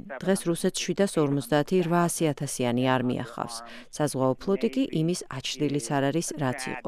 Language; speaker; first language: Georgian; native; Georgian